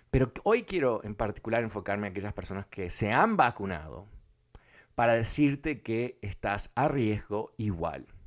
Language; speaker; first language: Spanish; early bilingual, other home language; English